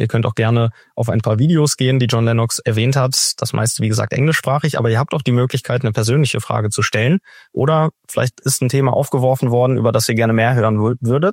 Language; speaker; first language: German; native; German